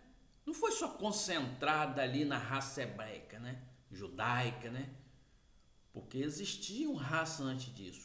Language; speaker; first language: Portuguese; native; Portuguese